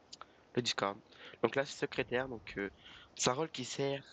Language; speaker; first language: French; native; French